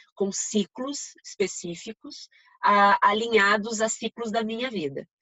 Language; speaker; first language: Portuguese; native; Portuguese